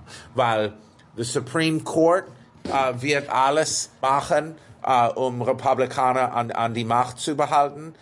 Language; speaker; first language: German; non-native, fluent; English